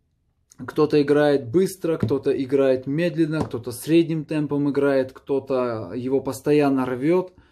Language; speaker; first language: Russian; native; Russian